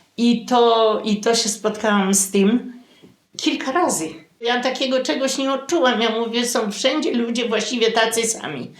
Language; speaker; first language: Polish; native; Polish